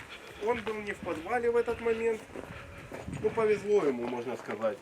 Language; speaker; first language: Russian; native; Russian